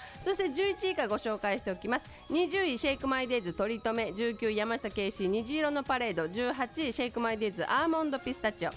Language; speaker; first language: Japanese; native; Japanese